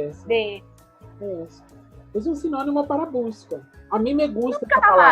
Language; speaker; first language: Spanish; non-native, fluent; Portuguese